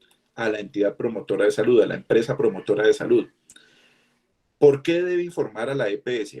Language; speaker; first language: Spanish; native; Spanish